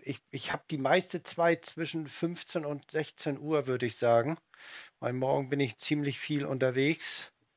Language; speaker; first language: German; native; German